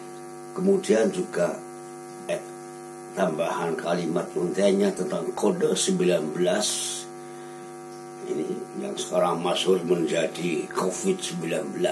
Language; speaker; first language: Indonesian; non-native, local second language; Javanese